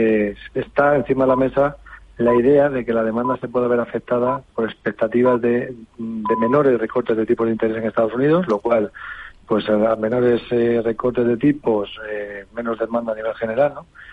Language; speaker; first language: Spanish; native; Spanish